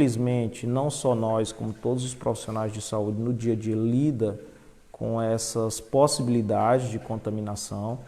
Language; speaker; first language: Portuguese; native; Portuguese